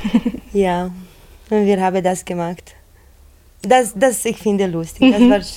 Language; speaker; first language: German; non-native, learner; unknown